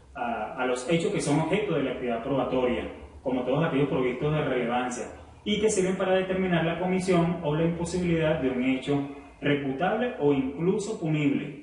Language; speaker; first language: Spanish; native; Spanish